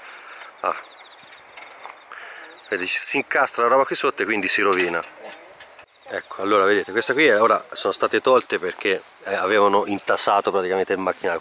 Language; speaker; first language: Italian; native; Italian